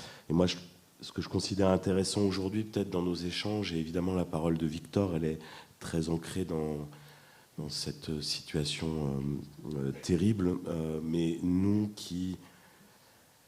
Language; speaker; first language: French; native; French